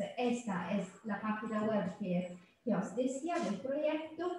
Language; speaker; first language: Spanish; non-native, fluent; Italian